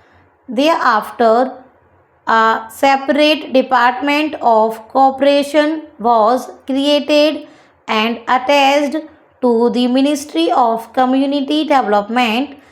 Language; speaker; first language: English; non-native, local second language; Hindi